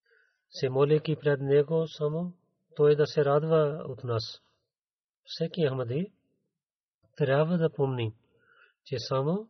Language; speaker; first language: Bulgarian; non-native, learner; Urdu